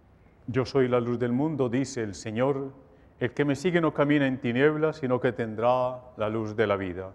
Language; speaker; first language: Spanish; native; Spanish